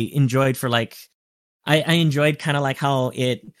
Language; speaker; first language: English; early bilingual, other home language; Spanish